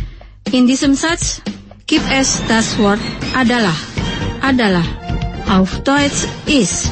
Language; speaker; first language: German; non-native, fluent; Indonesian